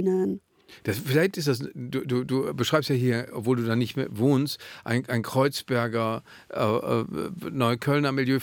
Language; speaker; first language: German; native; German